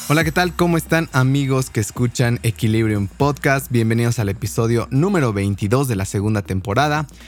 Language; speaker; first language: Spanish; native; Spanish